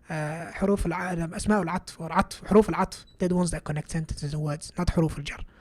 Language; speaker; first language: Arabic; non-native, fluent; English